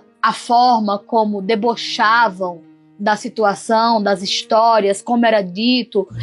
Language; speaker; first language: Portuguese; native; Portuguese